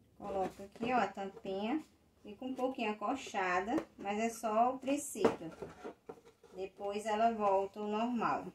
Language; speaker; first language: Portuguese; native; Portuguese